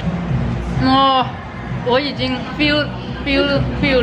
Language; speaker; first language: Chinese; non-native, local second language; Cantonese